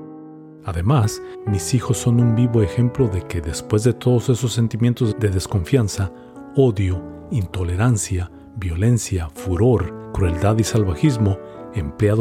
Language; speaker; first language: Spanish; native; Spanish